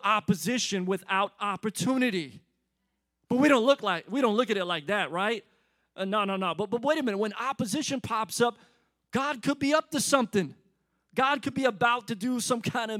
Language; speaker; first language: English; native; English